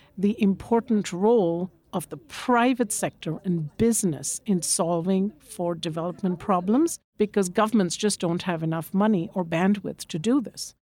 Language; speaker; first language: English; non-native, local second language; Bangla